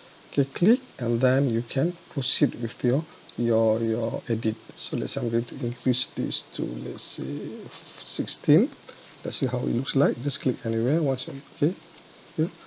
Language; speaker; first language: English; non-native, local second language; Malay